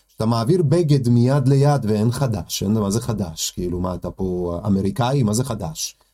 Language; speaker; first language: Hebrew; early bilingual, other home language; Russian